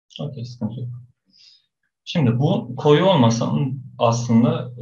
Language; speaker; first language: Turkish; non-native, fluent; Persian